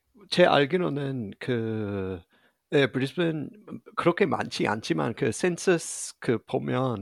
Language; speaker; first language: Korean; non-native, fluent; English